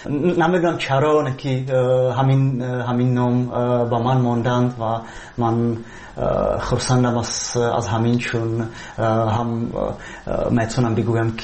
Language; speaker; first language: Persian; non-native, fluent; Czech